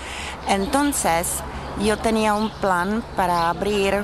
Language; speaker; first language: Spanish; non-native, learner; Czech